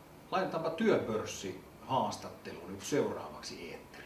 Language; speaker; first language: Finnish; native; Finnish